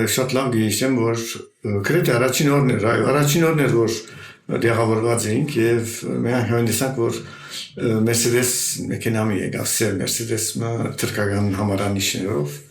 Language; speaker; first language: Armenian; early bilingual, heritage; Armenian